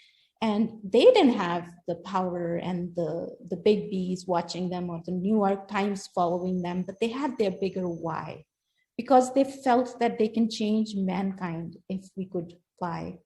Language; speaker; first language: English; non-native, local second language; Hindi